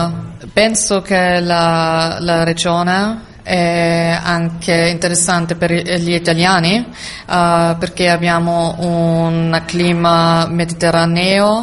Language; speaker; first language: Italian; non-native, learner; German